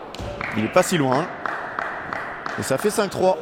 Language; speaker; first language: French; native; French